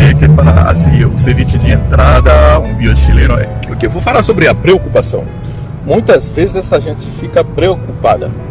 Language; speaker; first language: Portuguese; non-native, fluent; Haitian Creole